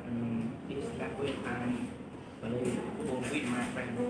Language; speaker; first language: English; non-native, learner; Vietnamese